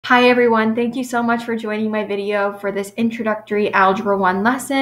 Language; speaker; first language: English; native; English